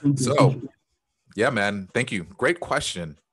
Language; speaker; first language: English; native; English